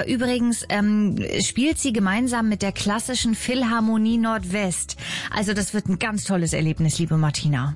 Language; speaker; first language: German; native; German